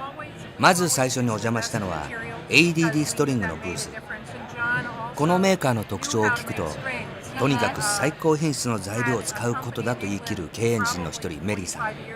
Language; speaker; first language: Japanese; native; Japanese